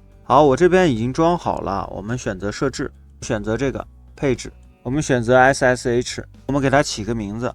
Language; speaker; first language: Chinese; native; Chinese